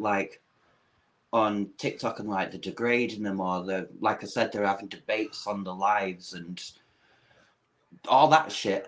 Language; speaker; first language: English; native; English